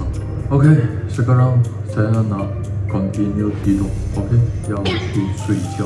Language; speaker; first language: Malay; non-native, local second language; Chinese